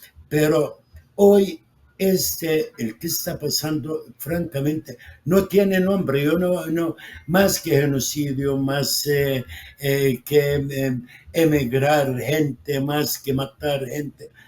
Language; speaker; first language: Spanish; non-native, fluent; Arabic